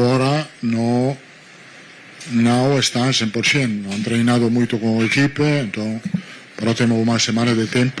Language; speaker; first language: Portuguese; non-native, learner; Italian